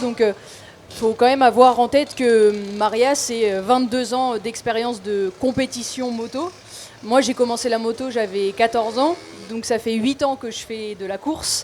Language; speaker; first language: French; native; French